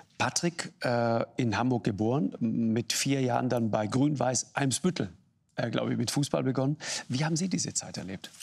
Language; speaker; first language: German; native; German